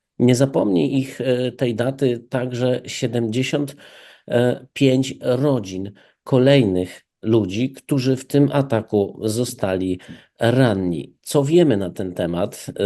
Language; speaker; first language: Polish; native; Polish